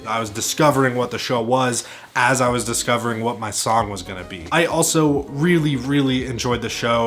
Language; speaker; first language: English; native; English